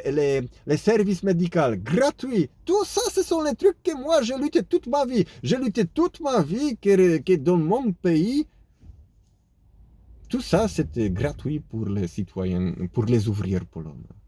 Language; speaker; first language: French; non-native, fluent; Polish